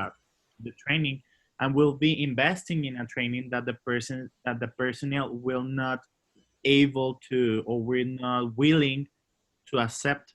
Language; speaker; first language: English; non-native, learner; Spanish